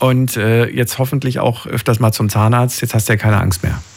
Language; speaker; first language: German; native; German